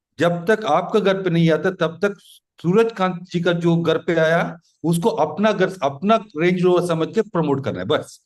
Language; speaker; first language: Hindi; non-native, local second language; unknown